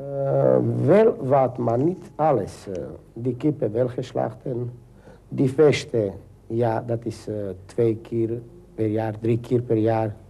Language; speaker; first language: Dutch; non-native, learner; Romany